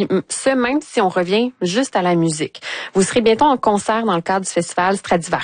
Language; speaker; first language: French; native; French